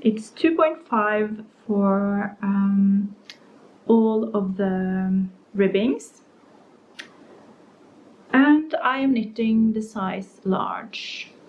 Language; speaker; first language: English; non-native, fluent; Norwegian